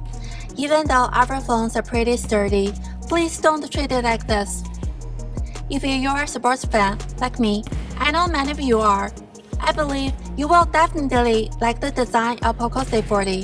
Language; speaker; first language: English; non-native, fluent; Chinese